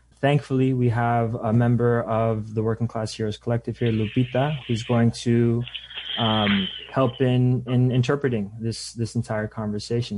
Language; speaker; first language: English; native; English